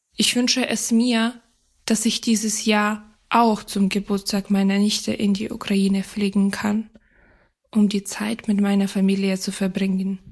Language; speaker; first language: German; non-native, fluent; Ukrainian